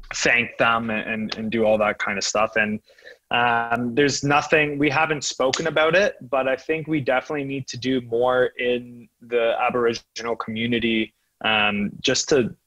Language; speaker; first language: English; native; English